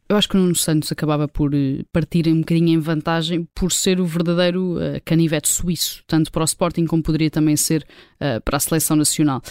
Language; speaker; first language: Portuguese; native; Portuguese